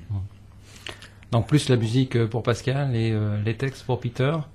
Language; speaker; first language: French; native; French